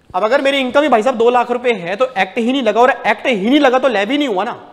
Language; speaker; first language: Hindi; native; Hindi